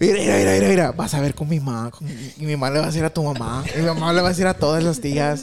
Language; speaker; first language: Spanish; early bilingual, heritage; Spanish